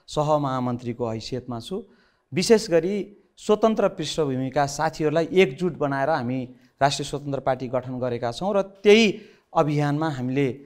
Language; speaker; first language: Nepali; native; Nepali